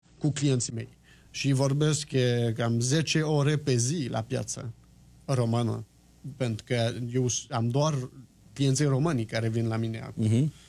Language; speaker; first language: Romanian; non-native, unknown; French